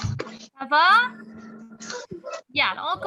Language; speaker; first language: French; non-native, local second language; Arabic